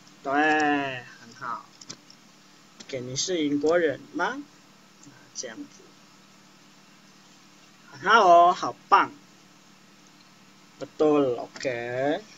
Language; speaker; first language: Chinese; non-native, fluent; Indonesian